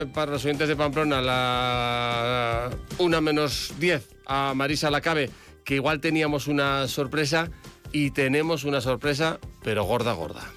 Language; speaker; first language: Spanish; native; Spanish